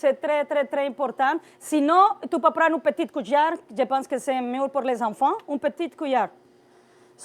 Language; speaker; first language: French; non-native, learner; Spanish